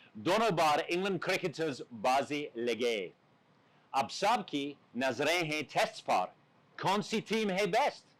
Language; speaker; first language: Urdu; non-native, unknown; English